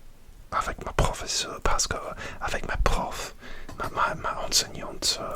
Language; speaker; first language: French; non-native, learner; English